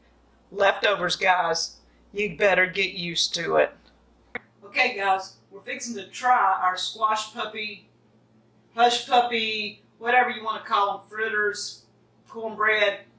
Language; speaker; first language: English; native; English